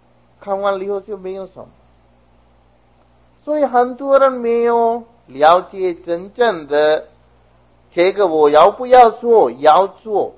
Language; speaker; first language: Chinese; non-native, fluent; Sinhala